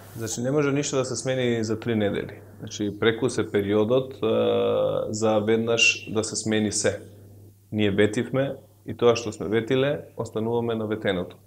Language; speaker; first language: Macedonian; non-native, local second language; Albanian